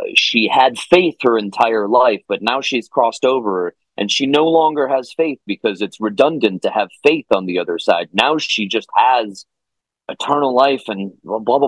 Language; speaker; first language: English; native; English